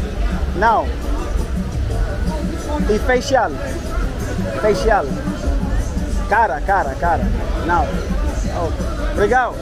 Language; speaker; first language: Portuguese; non-native, learner; English